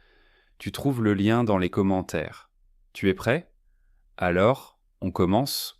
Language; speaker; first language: French; native; French